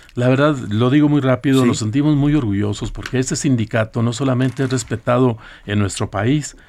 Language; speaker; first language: Spanish; native; Spanish